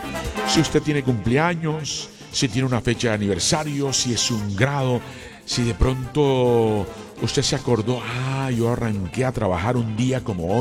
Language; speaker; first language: Spanish; native; Spanish